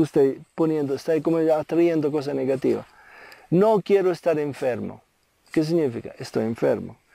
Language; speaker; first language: Spanish; non-native, fluent; Italian